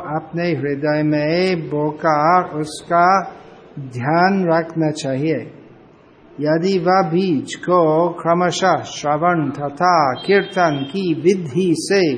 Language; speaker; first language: Hindi; native; Hindi